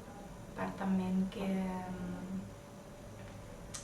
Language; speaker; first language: Catalan; non-native, learner; Portuguese